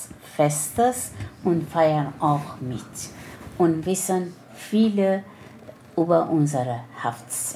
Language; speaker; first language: German; non-native, learner; Persian